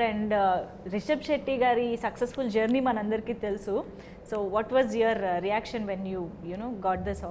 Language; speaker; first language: Telugu; native; Telugu